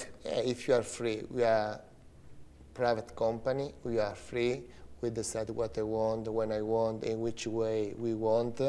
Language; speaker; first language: English; non-native, learner; Italian